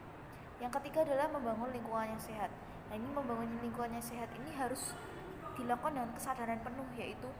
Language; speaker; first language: Indonesian; native; Indonesian